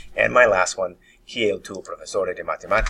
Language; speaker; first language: Italian; non-native, fluent; English